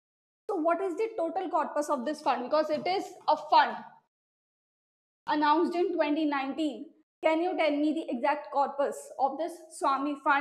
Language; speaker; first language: English; non-native, local second language; Hindi